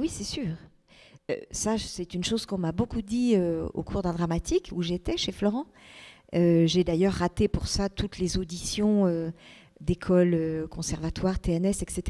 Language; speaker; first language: French; native; French